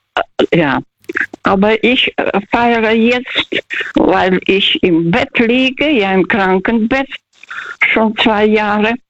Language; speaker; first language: German; non-native, fluent; Russian